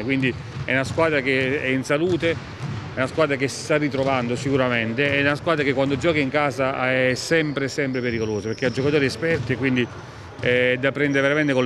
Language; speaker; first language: Italian; native; Italian